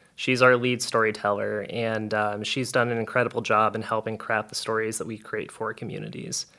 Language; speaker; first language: English; native; English